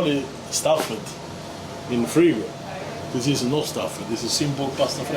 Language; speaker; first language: English; non-native, learner; Italian